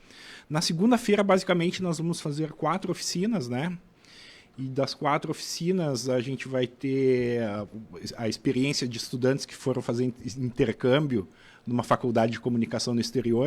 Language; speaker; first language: Portuguese; native; Portuguese